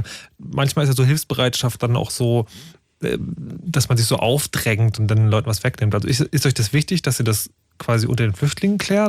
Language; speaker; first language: German; native; German